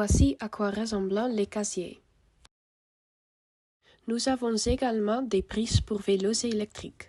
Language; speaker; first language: French; non-native, learner; Dutch